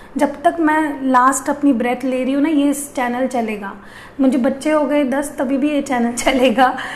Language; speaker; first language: Hindi; non-native, local second language; Marathi